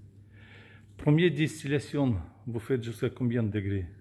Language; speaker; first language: French; non-native, learner; Russian